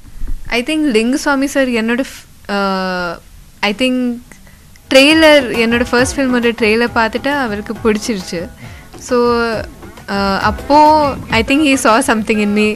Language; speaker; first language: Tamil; non-native, learner; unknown